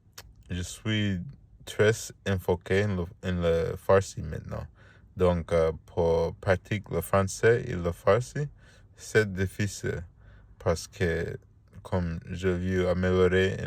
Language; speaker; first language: French; non-native, learner; Spanish